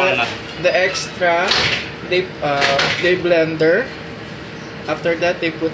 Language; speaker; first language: English; non-native, local second language; Filipino